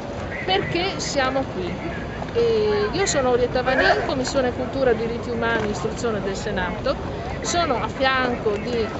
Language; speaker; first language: Italian; native; Italian